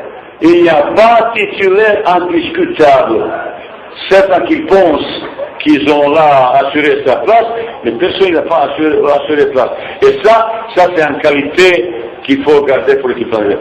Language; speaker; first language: French; non-native, fluent; Bosnian